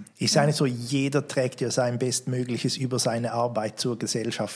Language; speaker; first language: German; native; German